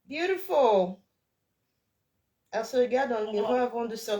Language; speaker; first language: French; non-native, fluent; English